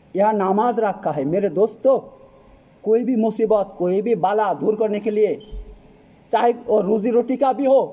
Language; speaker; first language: Hindi; non-native, fluent; Bangla